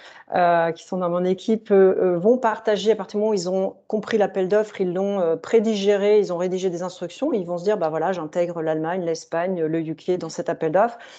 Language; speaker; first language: French; native; French